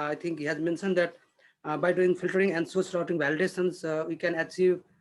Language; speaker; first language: English; non-native, local second language; Nepali